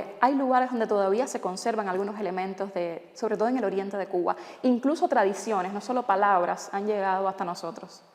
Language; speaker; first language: Spanish; native; Spanish